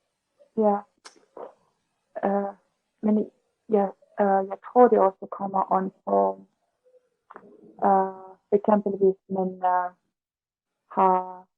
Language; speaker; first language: Danish; non-native, learner; Russian